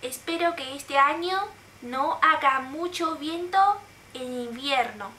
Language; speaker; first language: Spanish; non-native, fluent; Chinese